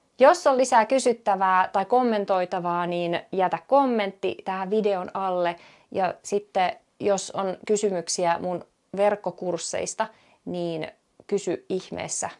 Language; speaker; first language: Finnish; native; Finnish